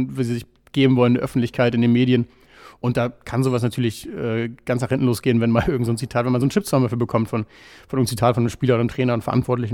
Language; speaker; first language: German; native; German